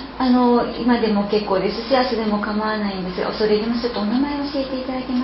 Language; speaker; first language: Japanese; native; Japanese